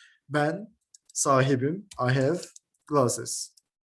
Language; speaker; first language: English; non-native, fluent; Turkish